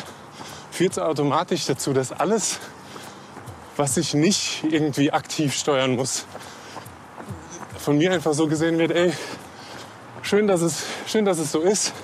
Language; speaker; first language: German; native; German